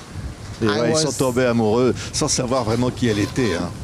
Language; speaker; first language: French; native; French